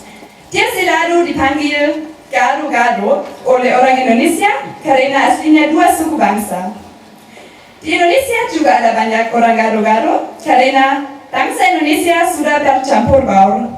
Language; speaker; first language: Indonesian; non-native, learner; German